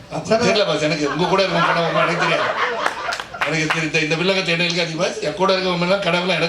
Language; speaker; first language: Tamil; native; Tamil